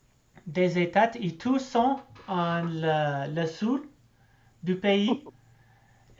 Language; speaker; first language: French; non-native, learner; English